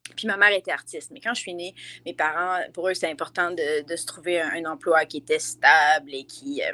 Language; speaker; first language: French; native; French